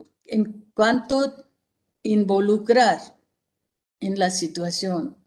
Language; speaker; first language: Spanish; non-native, fluent; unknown